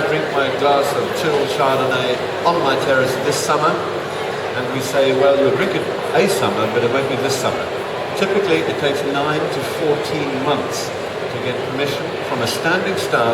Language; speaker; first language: English; native; English